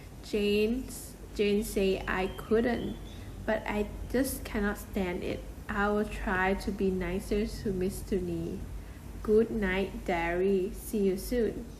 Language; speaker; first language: English; non-native, fluent; Thai